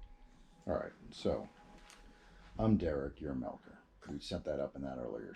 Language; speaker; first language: English; native; English